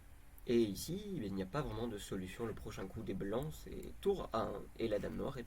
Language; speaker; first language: French; native; French